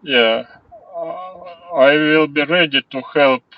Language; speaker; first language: English; non-native, learner; Russian